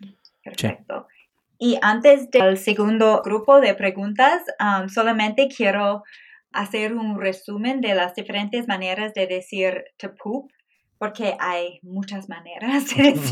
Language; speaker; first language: Spanish; non-native, fluent; English